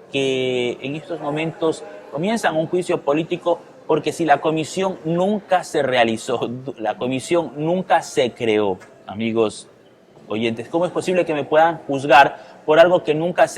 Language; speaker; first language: Spanish; native; Spanish